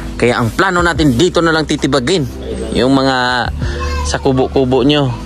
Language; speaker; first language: Filipino; non-native, local second language; Cebuano